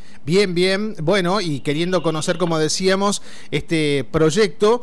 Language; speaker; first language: Spanish; native; Spanish